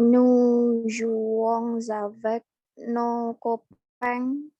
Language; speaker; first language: French; non-native, learner; Indonesian